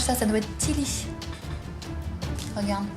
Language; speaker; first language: French; native; French